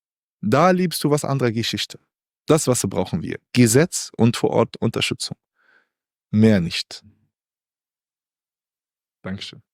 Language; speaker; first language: German; non-native, learner; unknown